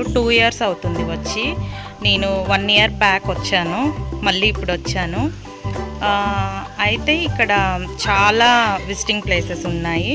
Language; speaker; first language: Telugu; native; Telugu